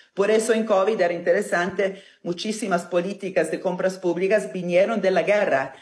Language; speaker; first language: Spanish; non-native, fluent; Italian